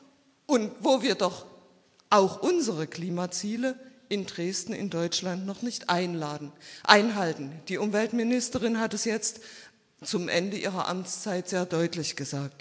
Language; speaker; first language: German; native; German